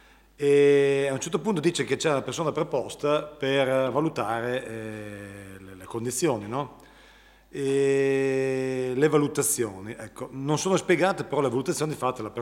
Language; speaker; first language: Italian; native; Italian